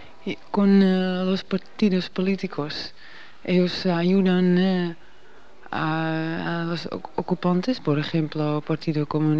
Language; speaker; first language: Spanish; non-native, learner; Dutch